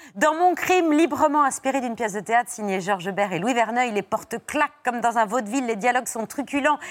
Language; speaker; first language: French; native; French